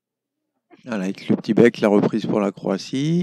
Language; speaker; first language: French; native; French